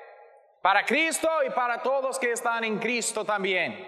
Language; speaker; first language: Spanish; non-native, learner; English